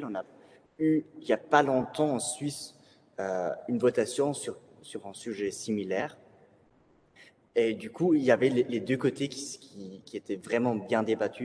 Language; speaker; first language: French; native; French